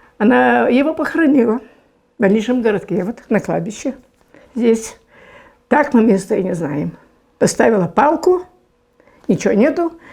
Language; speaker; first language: Russian; non-native, local second language; German